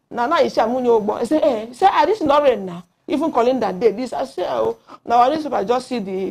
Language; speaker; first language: English; non-native, local second language; Igbo